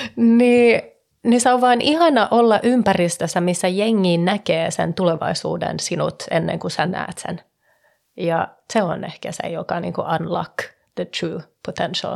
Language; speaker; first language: Finnish; early bilingual, heritage; Finnish